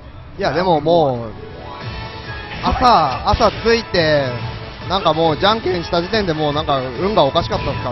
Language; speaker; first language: Japanese; native; Japanese